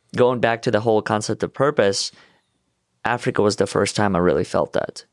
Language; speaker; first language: English; non-native, fluent; Russian